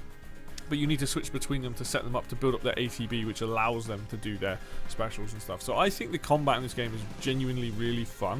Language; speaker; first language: English; native; English